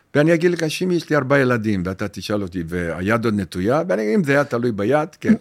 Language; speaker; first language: Hebrew; non-native, fluent; Romanian